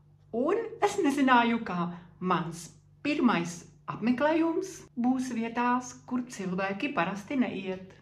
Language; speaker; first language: Latvian; non-native, fluent; Czech